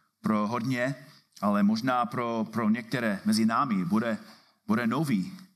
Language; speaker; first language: Czech; non-native, fluent; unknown